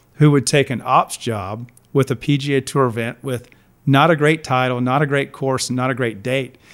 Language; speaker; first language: English; native; English